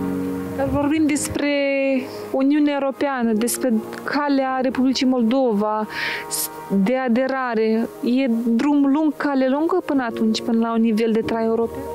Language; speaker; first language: Romanian; native; Romanian